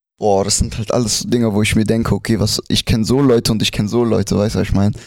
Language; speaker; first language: German; early bilingual, other home language; Spanish